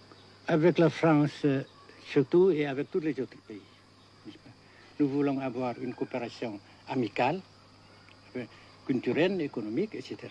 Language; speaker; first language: French; non-native, fluent; Vietnamese